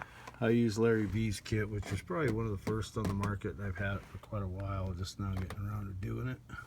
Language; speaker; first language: English; native; English